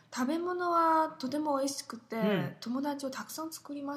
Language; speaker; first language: Japanese; non-native, learner; Chinese